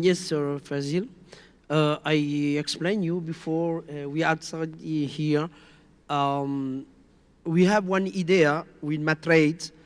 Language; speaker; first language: English; non-native, learner; Spanish